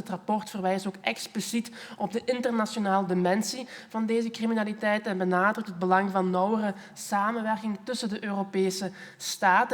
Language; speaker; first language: Dutch; native; Dutch